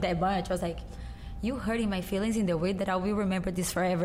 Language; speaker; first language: English; non-native, fluent; Portuguese